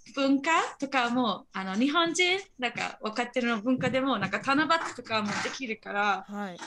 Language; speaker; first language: Japanese; non-native, fluent; English